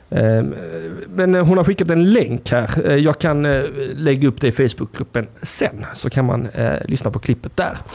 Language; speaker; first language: Swedish; native; Swedish